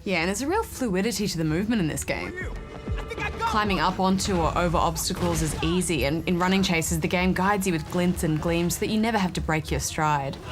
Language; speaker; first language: English; native; English